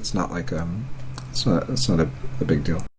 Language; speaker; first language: English; native; English